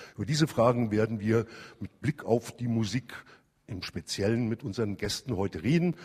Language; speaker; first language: German; native; German